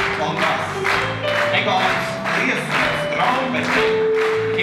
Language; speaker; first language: Latvian; native; Latvian